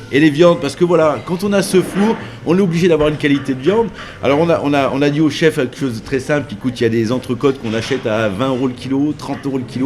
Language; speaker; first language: French; native; French